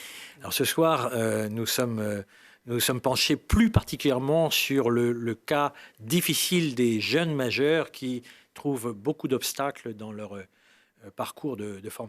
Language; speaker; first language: French; native; French